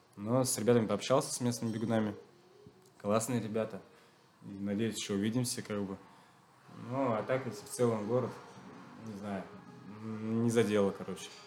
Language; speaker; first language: Russian; non-native, local second language; Chuvash